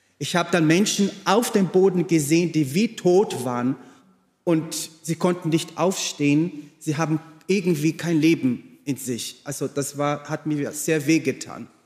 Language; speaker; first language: German; non-native, fluent; Portuguese